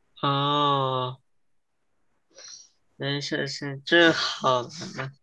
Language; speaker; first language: Chinese; early bilingual, heritage; English